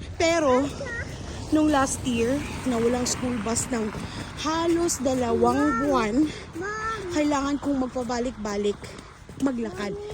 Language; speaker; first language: Filipino; native; Filipino